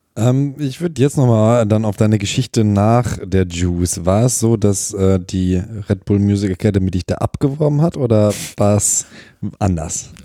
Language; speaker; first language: German; native; German